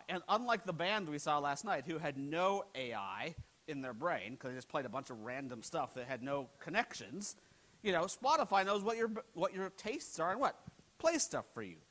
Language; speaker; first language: English; native; English